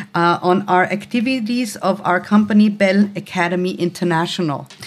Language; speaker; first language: English; non-native, fluent; German